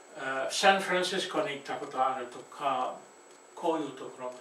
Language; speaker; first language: Japanese; non-native, fluent; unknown